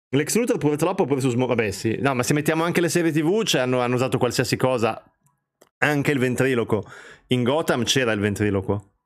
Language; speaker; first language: Italian; native; Italian